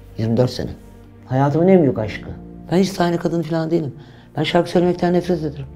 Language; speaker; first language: Turkish; native; Turkish